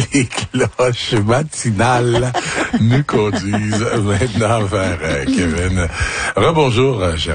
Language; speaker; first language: French; native; French